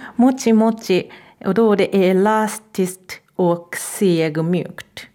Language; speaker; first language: Swedish; non-native, fluent; Japanese